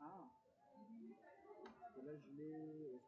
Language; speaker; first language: French; native; French